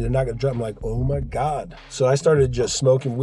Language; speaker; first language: English; native; English